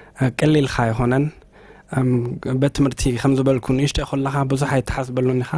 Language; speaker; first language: Tigrinya; early bilingual, heritage; Tigrinya